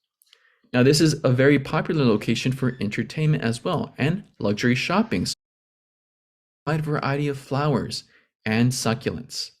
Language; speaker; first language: English; native; English